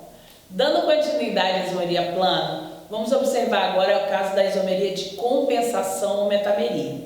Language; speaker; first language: Portuguese; native; Portuguese